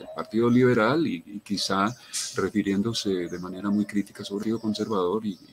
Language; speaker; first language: Spanish; native; Spanish